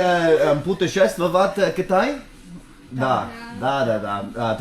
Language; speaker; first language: Russian; non-native, learner; English